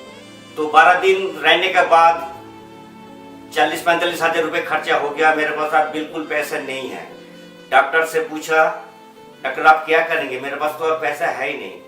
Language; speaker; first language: Hindi; non-native, local second language; Bangla